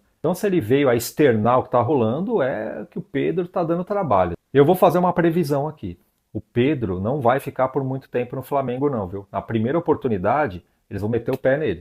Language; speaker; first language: Portuguese; native; Portuguese